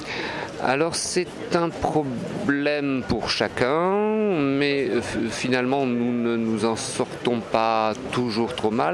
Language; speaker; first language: French; native; French